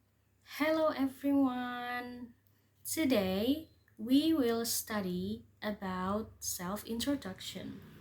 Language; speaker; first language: English; non-native, fluent; Indonesian